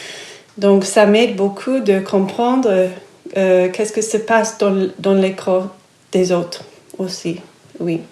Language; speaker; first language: French; non-native, fluent; English